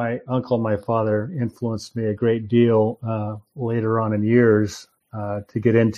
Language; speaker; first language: English; native; English